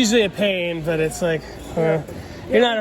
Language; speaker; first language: English; native; English